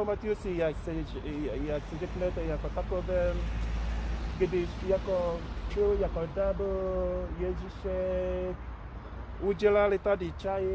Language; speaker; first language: Czech; non-native, learner; English